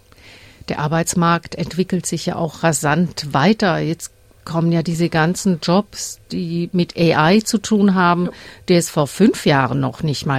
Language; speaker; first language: German; native; German